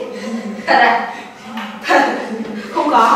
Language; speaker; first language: Vietnamese; non-native, learner; Thai